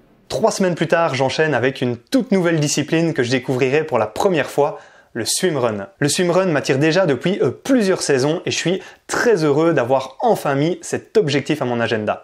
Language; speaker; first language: French; native; French